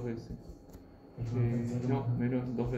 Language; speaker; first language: Spanish; native; Spanish